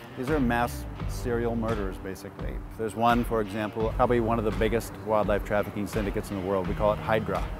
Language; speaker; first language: English; native; English